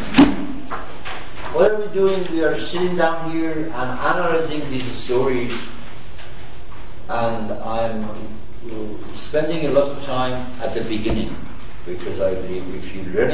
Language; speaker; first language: English; non-native, fluent; Persian